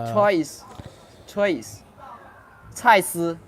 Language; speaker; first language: English; non-native, learner; Chinese